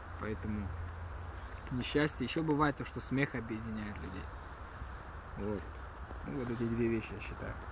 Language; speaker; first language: Russian; early bilingual, heritage; Russian